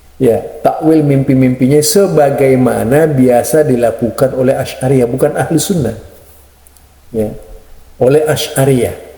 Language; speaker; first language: Indonesian; non-native, local second language; Madurese